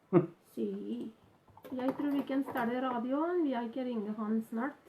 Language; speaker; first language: Norwegian; non-native, learner; Spanish